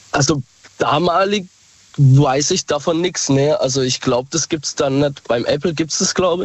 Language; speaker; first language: German; native; German